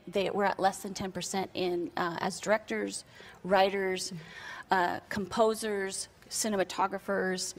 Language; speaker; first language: English; native; English